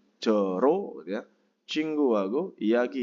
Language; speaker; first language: Korean; non-native, fluent; Indonesian